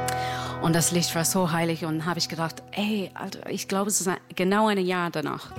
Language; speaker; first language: German; non-native, learner; English